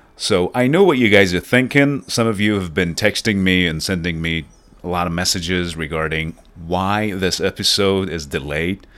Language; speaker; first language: English; non-native, fluent; Persian